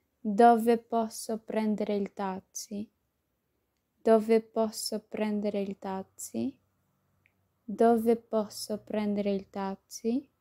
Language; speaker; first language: Italian; non-native, learner; Spanish